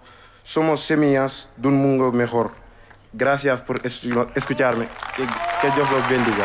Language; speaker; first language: Spanish; non-native, learner; Wolof